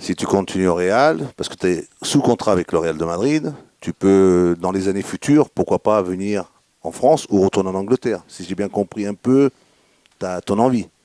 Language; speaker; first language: French; native; French